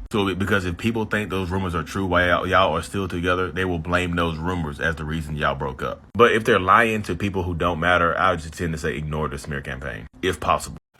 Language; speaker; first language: English; native; English